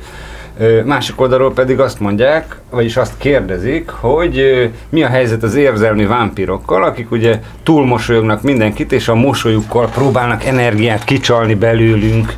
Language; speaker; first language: Hungarian; native; Hungarian